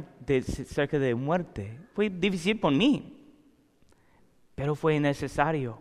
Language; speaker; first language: Spanish; non-native, learner; English